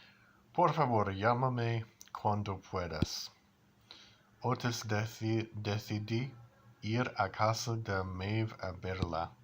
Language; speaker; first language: Spanish; non-native, learner; English